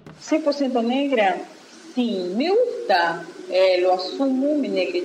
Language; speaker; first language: Spanish; non-native, fluent; Portuguese